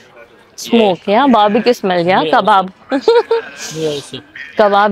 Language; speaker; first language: English; non-native, learner; Hindi